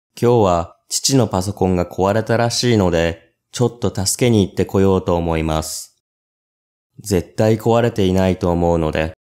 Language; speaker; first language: Japanese; native; Japanese